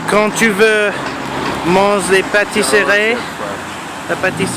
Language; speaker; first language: French; non-native, learner; English